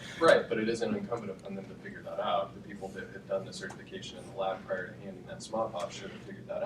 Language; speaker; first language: English; native; English